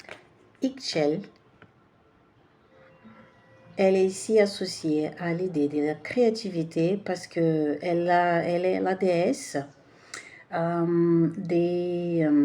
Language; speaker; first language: French; non-native, fluent; Portuguese